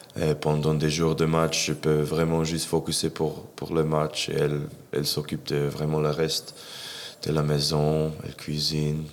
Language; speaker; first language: French; non-native, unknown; English